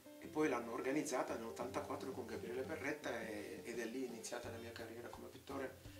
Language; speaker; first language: Italian; non-native, fluent; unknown